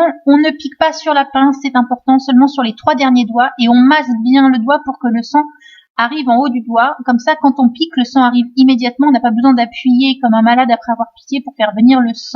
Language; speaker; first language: French; native; French